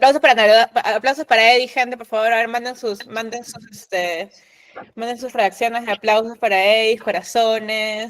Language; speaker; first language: Spanish; native; Spanish